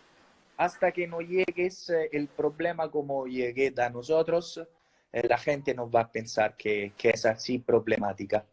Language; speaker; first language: Spanish; non-native, fluent; Italian